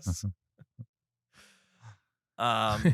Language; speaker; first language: English; native; English